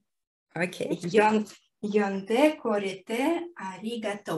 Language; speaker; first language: Japanese; non-native, learner; Russian